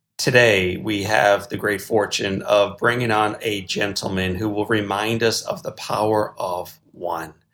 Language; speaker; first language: English; native; English